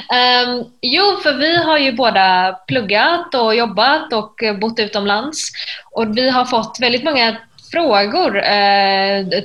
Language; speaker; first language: Swedish; early bilingual, other home language; Persian